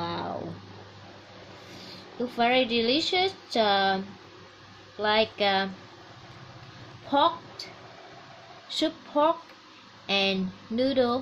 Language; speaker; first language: English; non-native, learner; Vietnamese